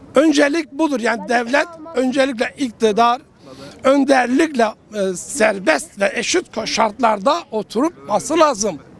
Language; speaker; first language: Turkish; non-native, local second language; Kurdish